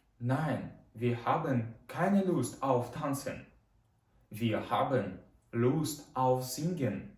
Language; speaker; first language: German; non-native, fluent; Ukrainian